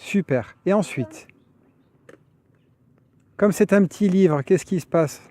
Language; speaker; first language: French; native; French